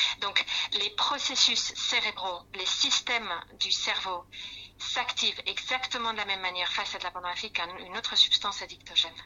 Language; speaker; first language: French; non-native, fluent; Spanish